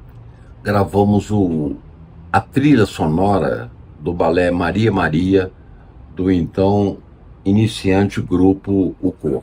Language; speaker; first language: Portuguese; native; Portuguese